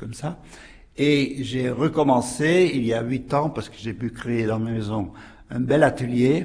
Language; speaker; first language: French; native; French